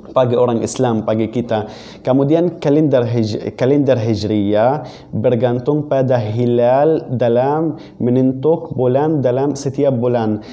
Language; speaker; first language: Indonesian; non-native, fluent; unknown